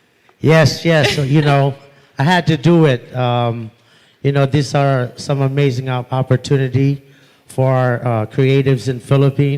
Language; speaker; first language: English; non-native, local second language; Pampanga